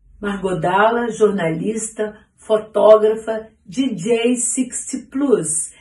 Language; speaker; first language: Portuguese; native; Portuguese